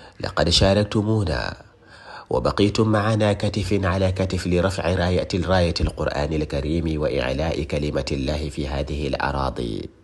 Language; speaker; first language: Arabic; non-native, fluent; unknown